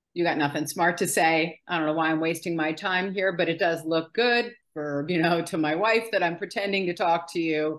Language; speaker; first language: English; native; English